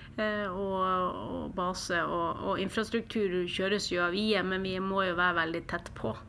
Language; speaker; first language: Norwegian; native; Norwegian